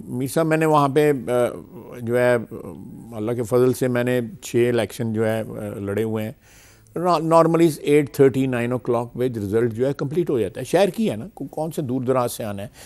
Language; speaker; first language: Urdu; non-native, local second language; Punjabi